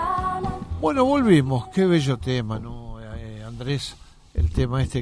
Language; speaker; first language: Spanish; native; Spanish